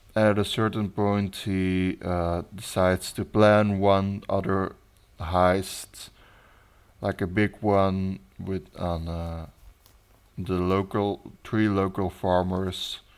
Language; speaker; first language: English; non-native, fluent; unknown